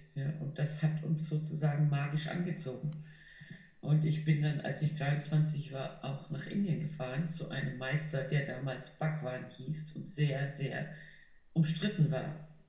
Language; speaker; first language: German; non-native, fluent; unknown